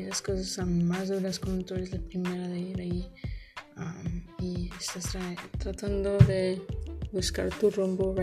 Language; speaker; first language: Spanish; early bilingual, heritage; Spanish